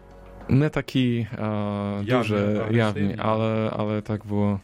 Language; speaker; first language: Ukrainian; non-native, fluent; Polish